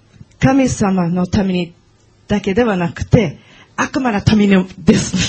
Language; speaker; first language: Japanese; non-native, learner; Portuguese